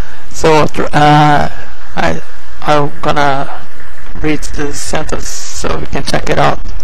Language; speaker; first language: English; non-native, fluent; Portuguese